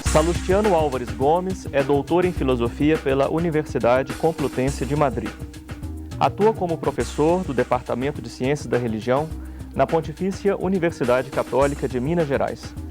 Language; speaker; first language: Portuguese; native; Portuguese